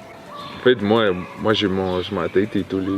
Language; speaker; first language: French; non-native, learner; English